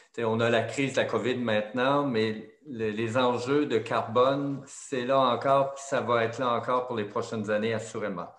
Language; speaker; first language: French; native; French